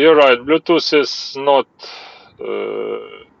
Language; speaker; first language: English; non-native, learner; Russian